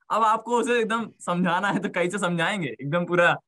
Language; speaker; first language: Hindi; native; Hindi